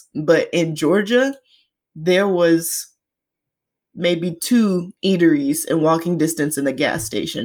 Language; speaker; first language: English; native; English